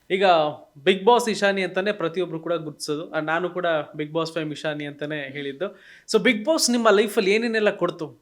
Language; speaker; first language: Kannada; native; Kannada